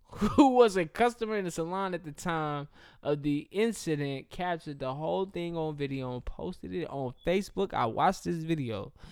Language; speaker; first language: English; native; English